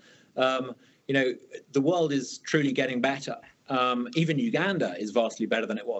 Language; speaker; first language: English; native; English